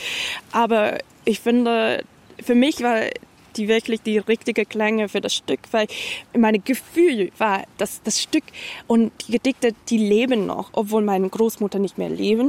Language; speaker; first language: German; non-native, fluent; English